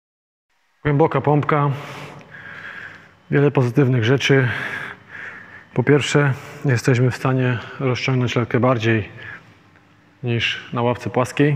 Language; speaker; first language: Polish; native; Polish